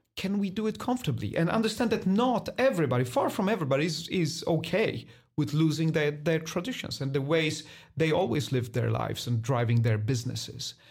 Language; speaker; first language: English; non-native, fluent; Polish